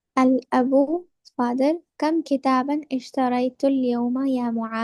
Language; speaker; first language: Arabic; non-native, learner; Urdu